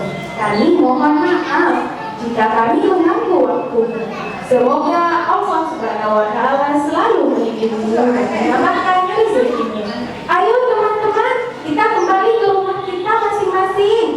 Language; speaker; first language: Indonesian; native; Indonesian